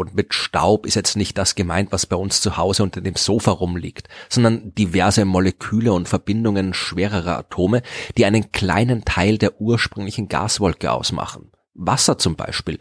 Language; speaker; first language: German; native; German